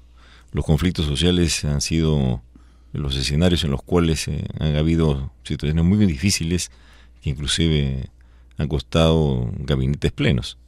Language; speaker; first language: Spanish; native; Spanish